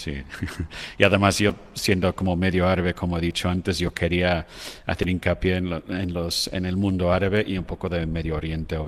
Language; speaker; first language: Spanish; non-native, fluent; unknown